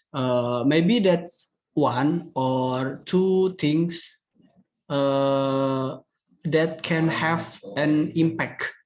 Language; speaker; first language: English; non-native, learner; Indonesian